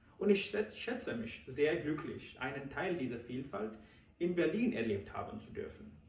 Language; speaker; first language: German; non-native, fluent; Telugu